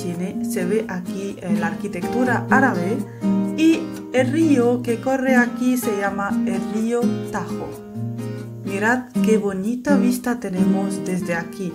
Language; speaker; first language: Spanish; non-native, fluent; Arabic